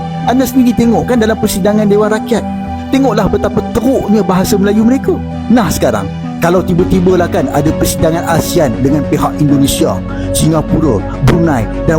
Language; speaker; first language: Malay; native; Malay